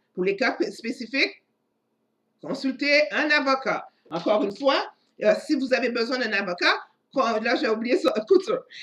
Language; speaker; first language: French; non-native, local second language; Haitian Creole